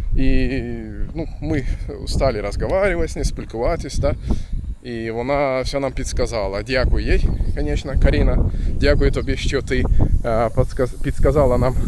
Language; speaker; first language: Ukrainian; non-native, learner; Turkish